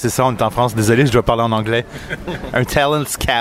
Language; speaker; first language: French; native; French